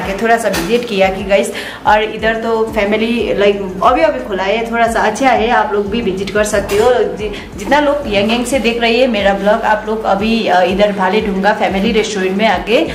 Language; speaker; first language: Hindi; non-native, local second language; Nepali